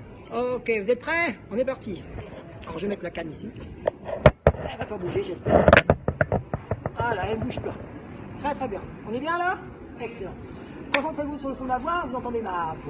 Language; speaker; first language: French; native; French